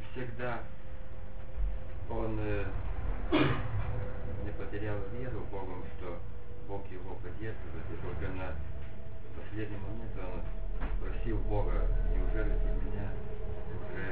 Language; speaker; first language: Russian; non-native, fluent; Lithuanian